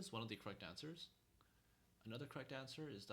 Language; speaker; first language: English; native; English